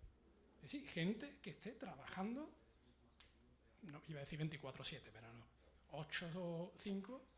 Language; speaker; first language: Spanish; native; Spanish